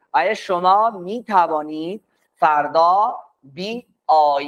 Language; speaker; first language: Persian; non-native, fluent; Urdu